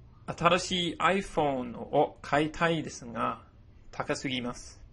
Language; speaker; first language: Japanese; non-native, fluent; English